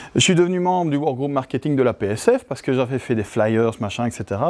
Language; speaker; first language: French; native; French